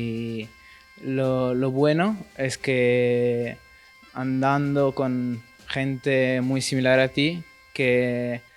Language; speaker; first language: Spanish; non-native, fluent; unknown